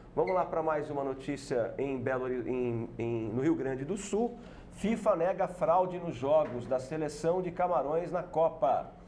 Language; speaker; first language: Portuguese; native; Portuguese